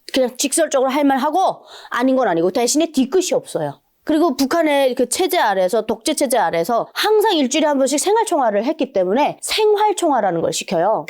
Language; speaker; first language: Korean; native; Korean